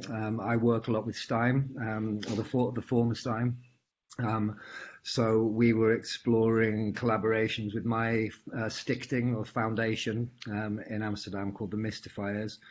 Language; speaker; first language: English; native; English